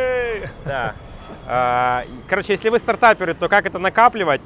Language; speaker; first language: Russian; native; Russian